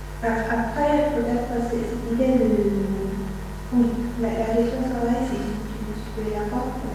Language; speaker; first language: French; non-native, fluent; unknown